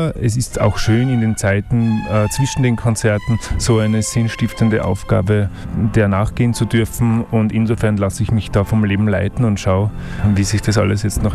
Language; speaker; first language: German; native; German